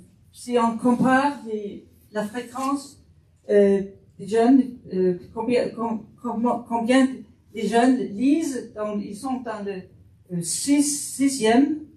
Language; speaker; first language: French; non-native, fluent; Faroese